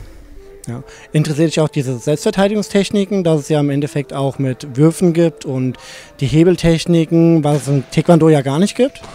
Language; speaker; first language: German; native; German